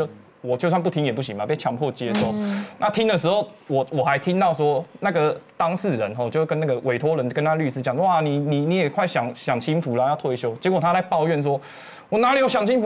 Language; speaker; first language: Chinese; native; Chinese